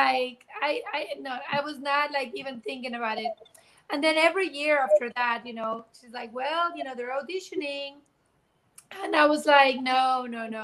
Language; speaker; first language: English; non-native, fluent; Spanish